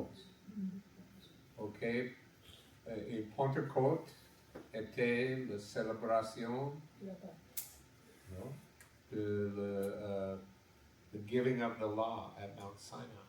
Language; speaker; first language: French; non-native, learner; English